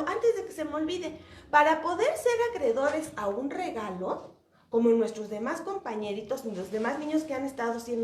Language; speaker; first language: Spanish; native; Spanish